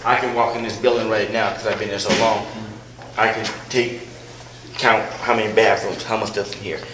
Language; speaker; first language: English; native; English